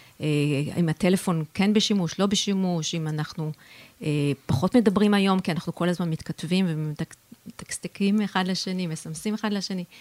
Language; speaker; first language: Hebrew; native; Hebrew